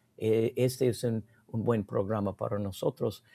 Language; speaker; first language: Spanish; non-native, learner; English